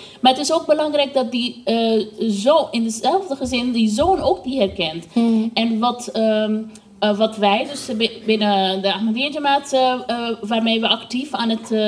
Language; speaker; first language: Dutch; non-native, fluent; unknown